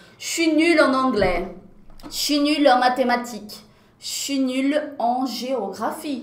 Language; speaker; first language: French; non-native, fluent; Portuguese